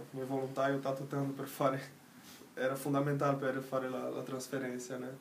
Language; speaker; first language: Italian; non-native, learner; Portuguese